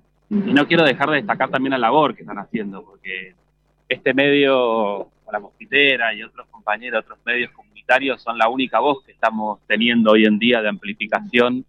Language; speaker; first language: Spanish; native; Spanish